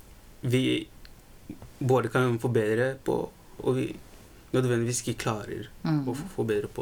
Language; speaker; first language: Norwegian; early bilingual, other home language; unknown